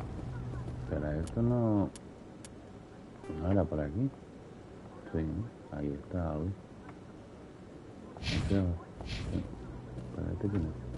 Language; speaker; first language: Spanish; non-native, fluent; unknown